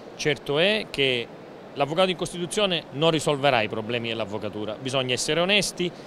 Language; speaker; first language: Italian; native; Italian